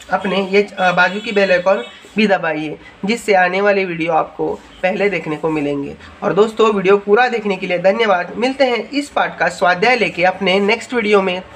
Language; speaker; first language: Hindi; non-native, local second language; Marathi